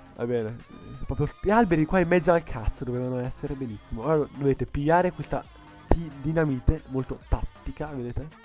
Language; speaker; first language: Italian; native; Italian